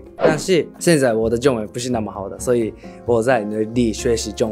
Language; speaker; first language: Chinese; non-native, learner; Japanese